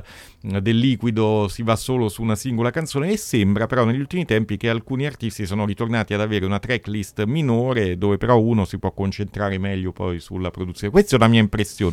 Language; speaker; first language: Italian; native; Italian